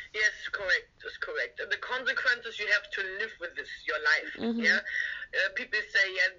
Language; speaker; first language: English; non-native, fluent; German